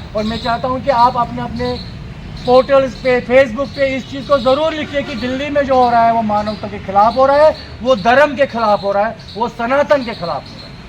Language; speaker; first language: Hindi; non-native, local second language; Kashmiri